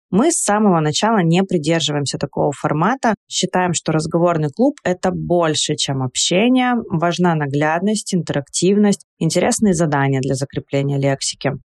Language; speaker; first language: Russian; native; Russian